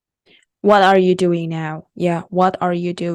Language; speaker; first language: English; non-native, fluent; Kazakh